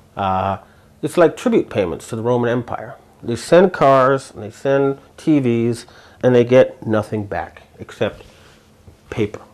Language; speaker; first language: English; native; English